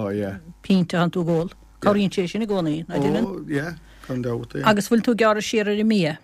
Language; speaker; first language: Irish; native; Irish